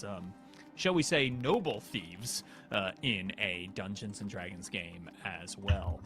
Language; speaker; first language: English; native; English